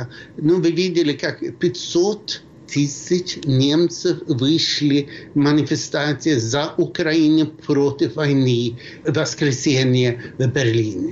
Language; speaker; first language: Russian; non-native, fluent; Swedish